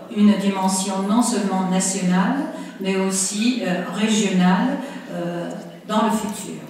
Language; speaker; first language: French; non-native, fluent; Armenian